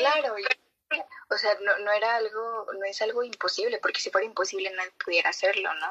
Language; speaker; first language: Spanish; native; Spanish